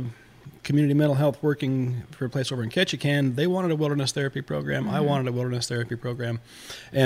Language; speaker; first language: English; native; English